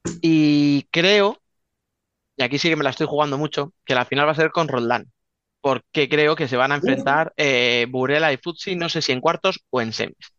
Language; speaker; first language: Spanish; native; Spanish